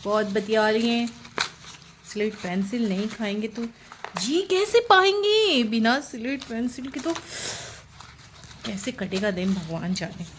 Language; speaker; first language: Hindi; non-native, local second language; Bangla